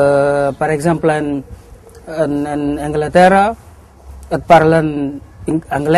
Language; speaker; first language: Catalan; non-native, learner; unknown